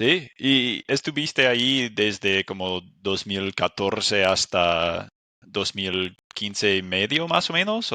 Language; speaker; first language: Spanish; non-native, fluent; English